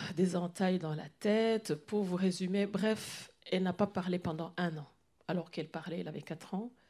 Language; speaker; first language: French; non-native, local second language; Kinyarwanda